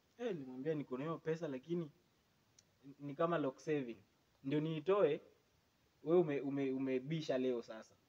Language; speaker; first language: Swahili; native; Swahili